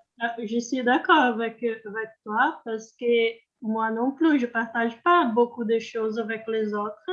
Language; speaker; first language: French; non-native, learner; Portuguese